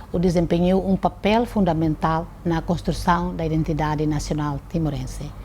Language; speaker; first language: Portuguese; non-native, local second language; Tetum